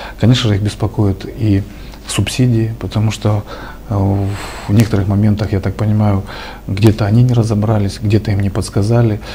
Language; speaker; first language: Russian; native; Russian